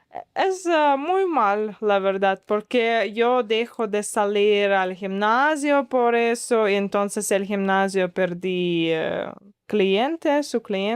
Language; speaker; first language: Spanish; non-native, learner; Russian